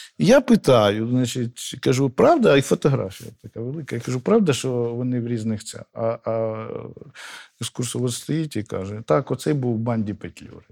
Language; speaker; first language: Ukrainian; native; Ukrainian